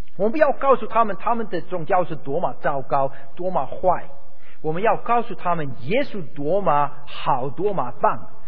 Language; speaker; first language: Chinese; non-native, fluent; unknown